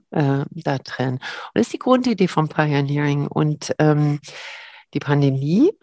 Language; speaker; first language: German; native; German